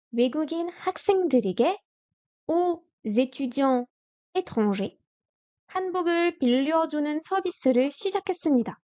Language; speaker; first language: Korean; non-native, fluent; French